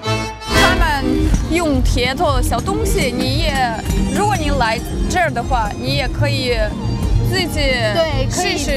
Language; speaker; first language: Chinese; non-native, learner; Russian